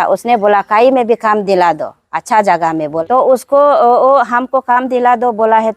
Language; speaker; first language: Hindi; non-native, local second language; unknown